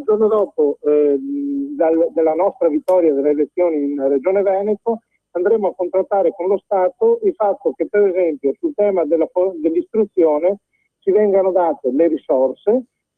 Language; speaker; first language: Italian; native; Italian